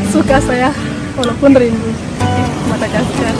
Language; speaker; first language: Indonesian; non-native, learner; Malagasy